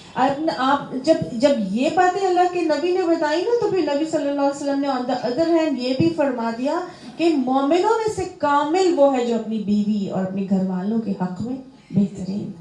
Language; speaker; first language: Urdu; native; Urdu